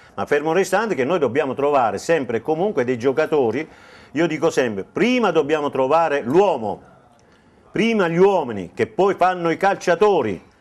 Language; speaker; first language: Italian; native; Italian